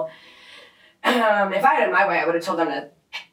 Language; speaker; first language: English; native; English